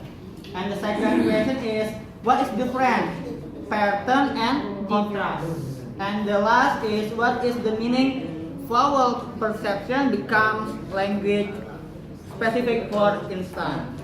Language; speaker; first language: English; non-native, learner; Indonesian